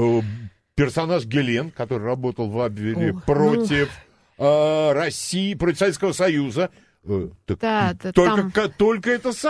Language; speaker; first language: Russian; native; Russian